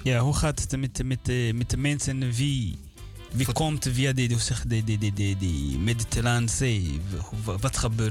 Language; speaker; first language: Dutch; non-native, learner; Swahili